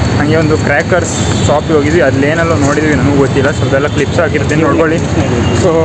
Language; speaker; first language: Kannada; native; Kannada